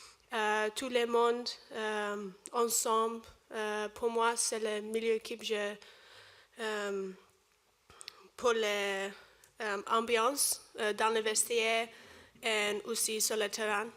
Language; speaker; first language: French; non-native, learner; English